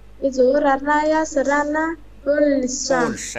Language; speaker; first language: Russian; non-native, learner; Vietnamese